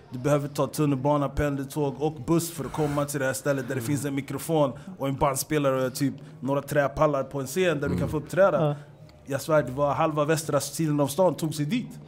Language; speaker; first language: Swedish; early bilingual, other home language; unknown